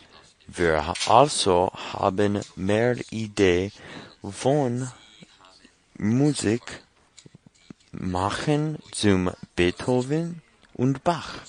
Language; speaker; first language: German; non-native, learner; English